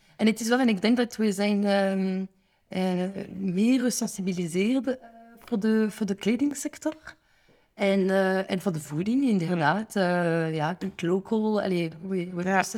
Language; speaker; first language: Dutch; non-native, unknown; French